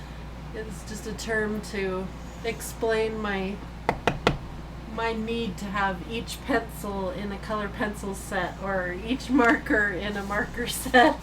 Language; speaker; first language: English; native; English